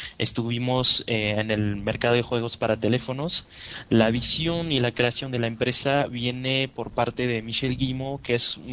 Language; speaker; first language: Spanish; non-native, fluent; French